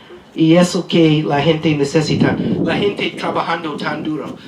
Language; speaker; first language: Spanish; non-native, learner; English